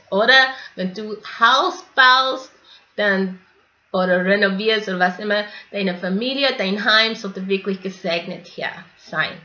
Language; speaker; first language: German; non-native, fluent; English